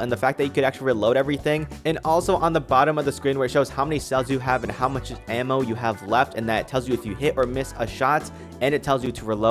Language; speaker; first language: English; native; English